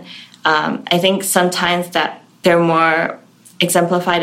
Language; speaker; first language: English; non-native, local second language; Cantonese